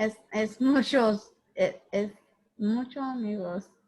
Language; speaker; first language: Spanish; non-native, learner; English